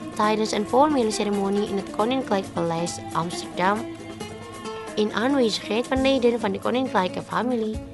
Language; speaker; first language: Dutch; non-native, fluent; Indonesian